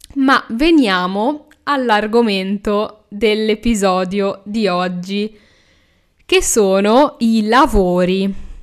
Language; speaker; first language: Italian; native; Italian